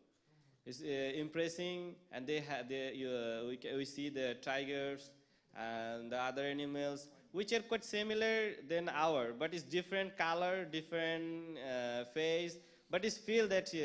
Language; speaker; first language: English; non-native, local second language; Bangla